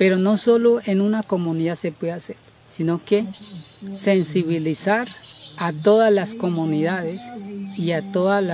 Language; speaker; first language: Spanish; non-native, local second language; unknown